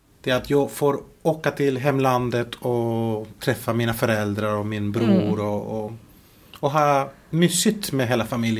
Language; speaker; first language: Swedish; non-native, fluent; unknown